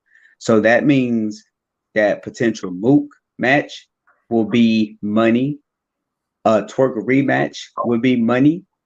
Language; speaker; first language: English; native; English